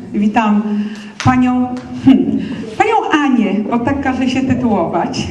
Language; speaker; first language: Polish; native; Polish